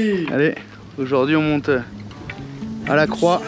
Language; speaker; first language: French; native; French